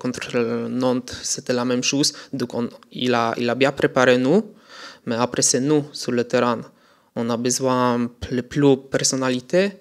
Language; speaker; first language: French; non-native, learner; Polish